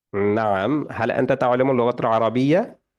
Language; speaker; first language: Arabic; non-native, learner; Bangla